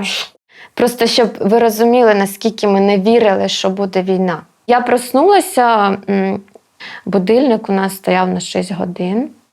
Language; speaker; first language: Ukrainian; non-native, local second language; Russian